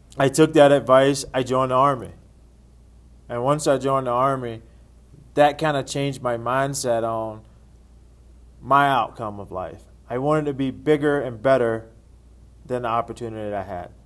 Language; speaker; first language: English; native; English